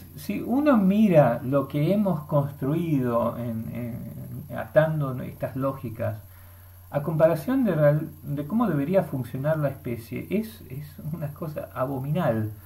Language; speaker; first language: Spanish; early bilingual, heritage; Spanish